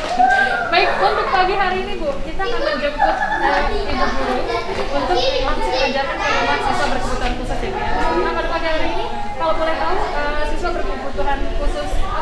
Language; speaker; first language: Indonesian; native; Indonesian